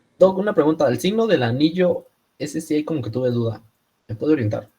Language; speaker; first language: Spanish; native; Spanish